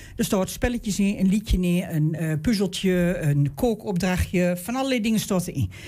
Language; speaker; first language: Dutch; native; Dutch